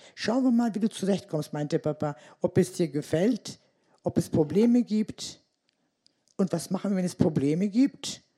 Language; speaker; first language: German; early bilingual, other home language; Turkish